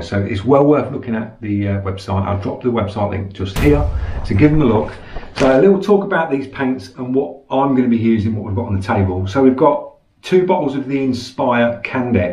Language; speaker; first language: English; native; English